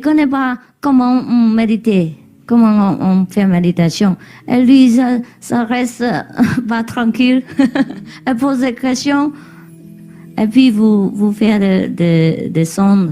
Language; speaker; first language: French; non-native, fluent; Vietnamese